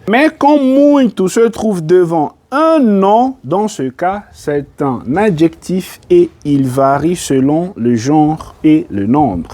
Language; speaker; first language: French; non-native, fluent; Portuguese